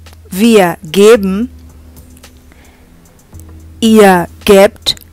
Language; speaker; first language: German; non-native, fluent; Indonesian